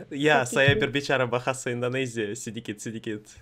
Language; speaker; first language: Indonesian; non-native, learner; Russian